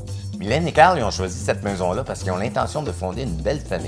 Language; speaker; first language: French; native; French